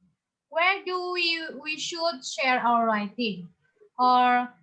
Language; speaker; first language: English; non-native, fluent; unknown